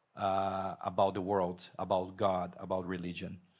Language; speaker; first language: English; non-native, fluent; Portuguese